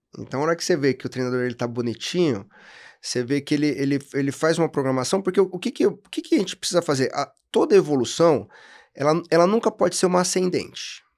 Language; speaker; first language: Portuguese; native; Portuguese